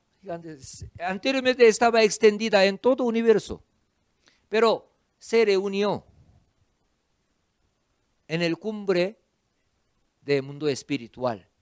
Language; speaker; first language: Spanish; non-native, fluent; Korean